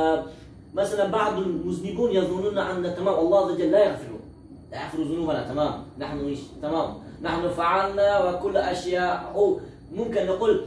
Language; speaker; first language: Arabic; non-native, learner; Uzbek